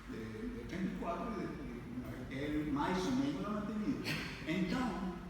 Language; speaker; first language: Portuguese; non-native, fluent; Spanish